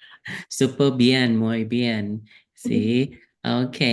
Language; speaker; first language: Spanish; non-native, learner; Thai